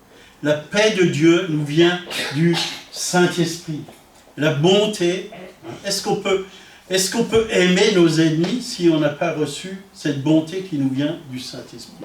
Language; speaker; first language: French; native; French